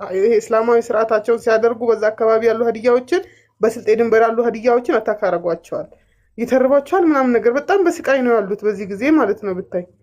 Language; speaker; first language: Amharic; non-native, local second language; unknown